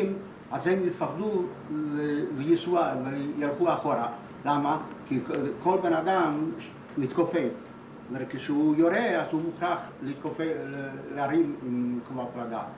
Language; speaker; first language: Hebrew; non-native, fluent; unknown